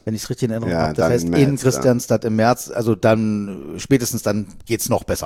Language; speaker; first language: German; native; German